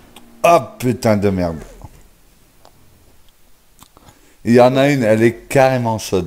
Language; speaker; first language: French; native; French